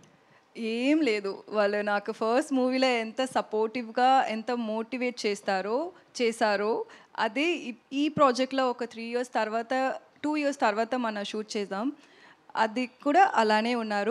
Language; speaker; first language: Telugu; non-native, learner; Tamil